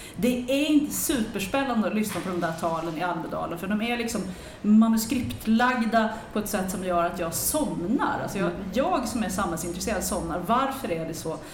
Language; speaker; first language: Swedish; native; Swedish